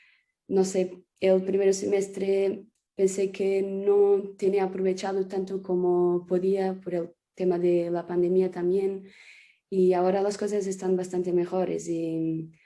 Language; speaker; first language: Spanish; non-native, fluent; Portuguese